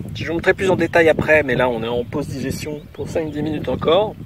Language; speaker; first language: French; native; French